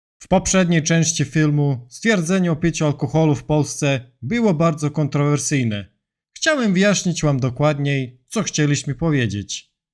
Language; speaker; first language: Polish; non-native, fluent; Serbian